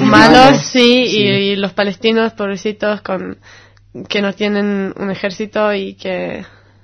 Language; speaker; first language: Spanish; non-native, fluent; Hebrew